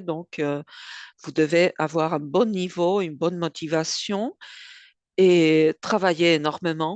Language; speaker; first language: French; non-native, fluent; Spanish